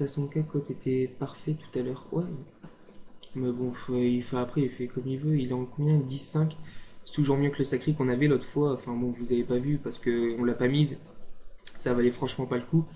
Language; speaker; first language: French; native; French